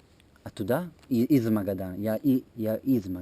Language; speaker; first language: Russian; non-native, learner; Italian